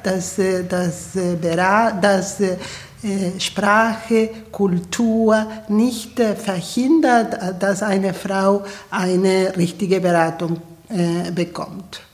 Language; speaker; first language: German; non-native, fluent; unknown